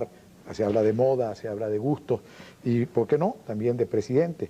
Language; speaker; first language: Spanish; native; Spanish